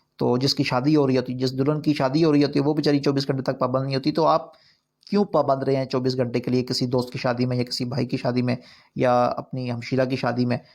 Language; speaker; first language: Urdu; non-native, local second language; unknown